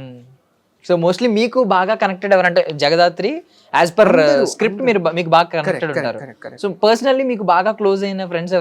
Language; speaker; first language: Telugu; native; Telugu